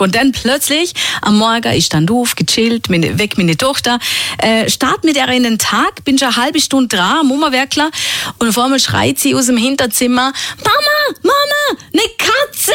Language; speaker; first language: German; native; German